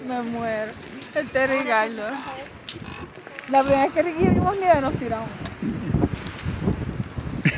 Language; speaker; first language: Spanish; native; Spanish